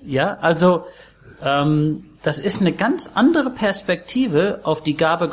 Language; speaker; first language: German; native; German